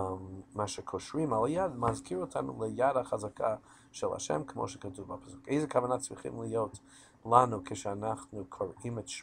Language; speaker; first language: Hebrew; non-native, fluent; English